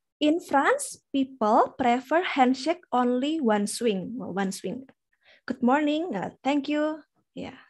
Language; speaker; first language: English; non-native, fluent; Indonesian